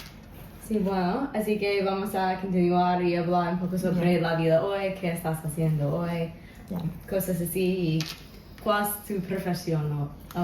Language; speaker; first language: Spanish; non-native, local second language; English